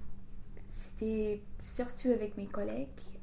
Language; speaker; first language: French; non-native, fluent; English